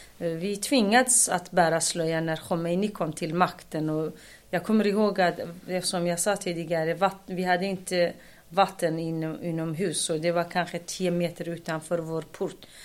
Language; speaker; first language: Swedish; non-native, fluent; Kurdish